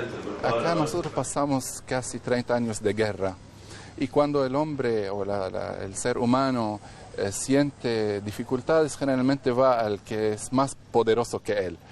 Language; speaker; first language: Spanish; non-native, fluent; Arabic